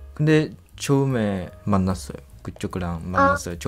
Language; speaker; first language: Korean; non-native, learner; Japanese